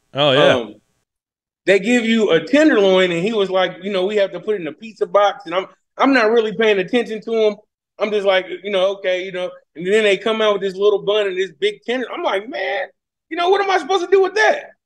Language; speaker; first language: English; native; English